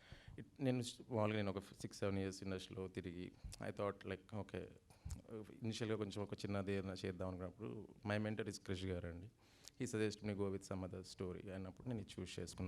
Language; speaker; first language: Telugu; native; Telugu